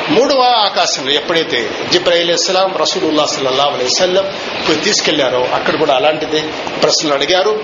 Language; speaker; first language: Telugu; non-native, local second language; Urdu